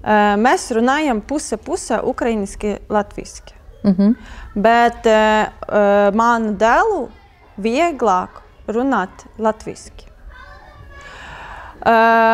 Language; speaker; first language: Latvian; non-native, learner; Ukrainian